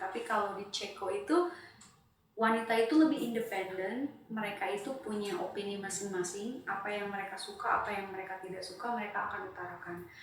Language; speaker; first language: Indonesian; non-native, local second language; Sundanese